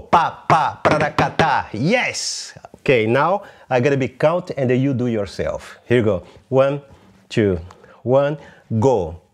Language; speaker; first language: English; non-native, fluent; Portuguese